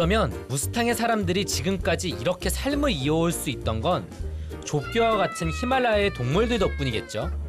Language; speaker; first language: Korean; native; Korean